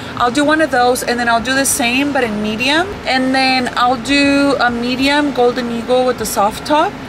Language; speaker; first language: English; early bilingual, other home language; Spanish